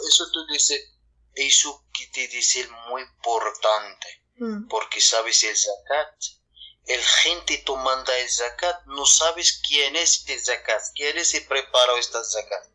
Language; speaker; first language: Spanish; non-native, learner; Arabic